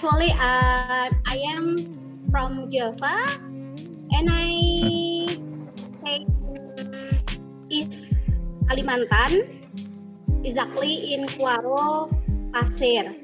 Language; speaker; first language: English; non-native, learner; Indonesian